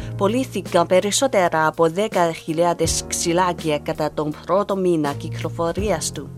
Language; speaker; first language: Greek; non-native, fluent; Chinese